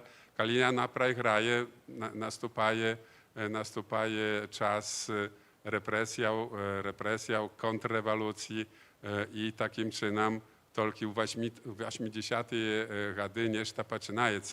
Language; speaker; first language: Polish; non-native, learner; Belarusian